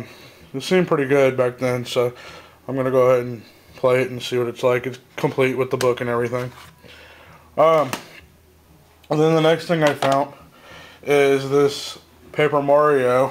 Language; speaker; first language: English; native; English